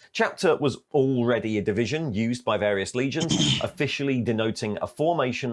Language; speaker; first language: English; native; English